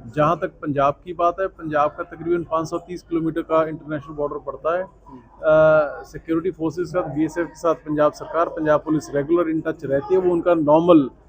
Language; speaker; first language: Urdu; non-native, local second language; Punjabi